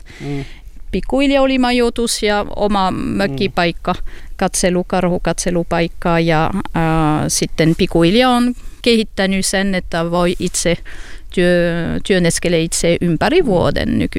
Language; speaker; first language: Finnish; non-native, learner; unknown